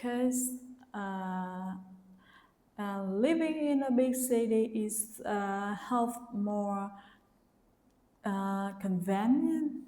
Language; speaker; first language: English; non-native, learner; Vietnamese